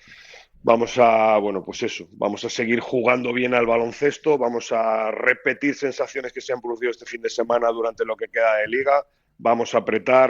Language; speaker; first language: Spanish; native; Spanish